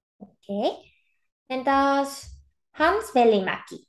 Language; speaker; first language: Finnish; non-native, fluent; Korean